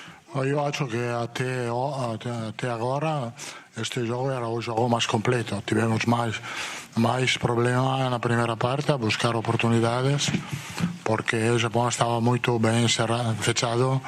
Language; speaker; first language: Portuguese; non-native, fluent; Italian